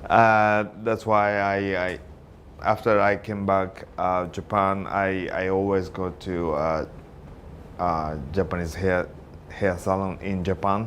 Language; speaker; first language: English; non-native, learner; Japanese